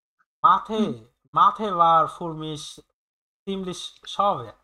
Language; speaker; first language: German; non-native, learner; Bangla